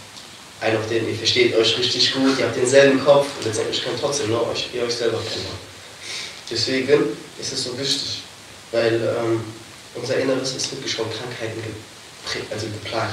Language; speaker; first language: German; early bilingual, other home language; Turkish